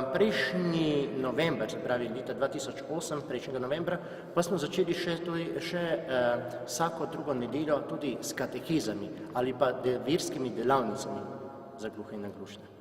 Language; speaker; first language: Slovenian; non-native, fluent; Czech